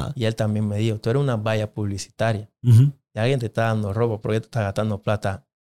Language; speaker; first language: Spanish; non-native, local second language; Jamaican Creole English